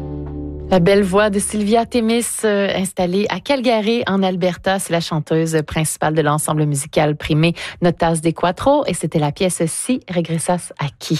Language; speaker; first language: French; native; French